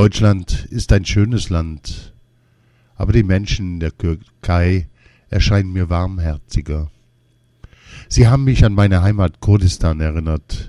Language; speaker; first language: German; non-native, learner; Kurdish